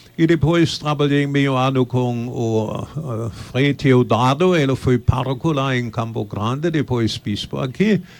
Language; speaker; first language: Portuguese; non-native, fluent; German